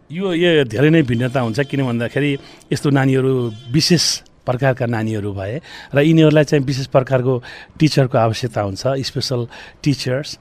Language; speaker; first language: Nepali; native; Nepali